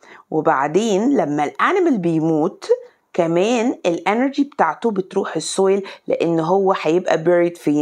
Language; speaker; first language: Arabic; native; Arabic